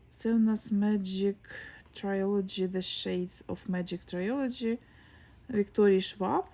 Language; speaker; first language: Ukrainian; non-native, local second language; Russian